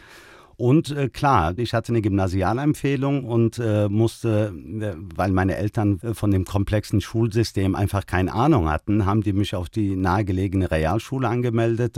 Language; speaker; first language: German; early bilingual, other home language; Turkish